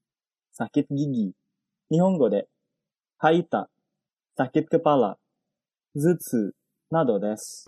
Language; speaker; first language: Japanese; non-native, fluent; Indonesian